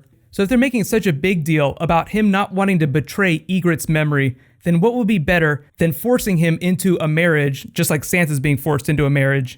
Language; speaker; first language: English; native; English